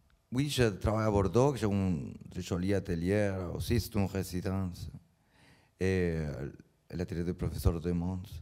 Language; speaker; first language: French; non-native, learner; Spanish